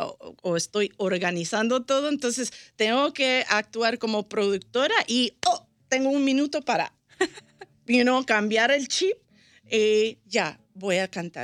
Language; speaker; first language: Spanish; early bilingual, heritage; Spanish